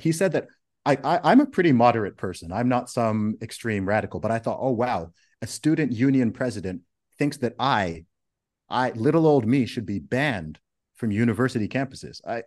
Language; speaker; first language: English; native; English